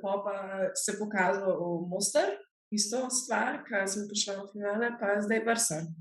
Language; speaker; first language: Slovenian; early bilingual, heritage; Slovenian